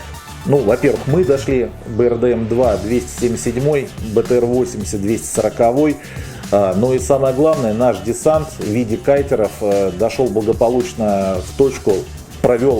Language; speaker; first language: Russian; native; Russian